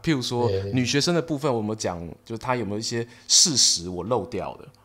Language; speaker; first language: Chinese; native; Chinese